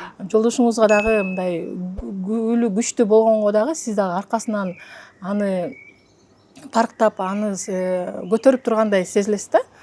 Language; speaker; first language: Kyrgyz; native; Kyrgyz